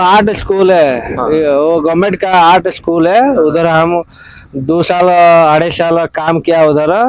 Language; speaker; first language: Hindi; non-native, local second language; Odia